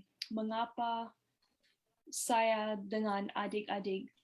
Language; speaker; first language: Indonesian; non-native, learner; English